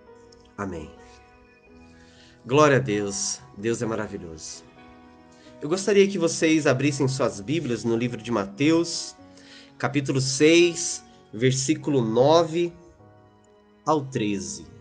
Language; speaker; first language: Portuguese; native; Portuguese